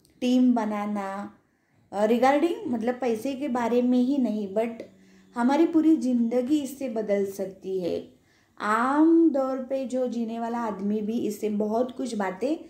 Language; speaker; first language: Hindi; non-native, local second language; Marathi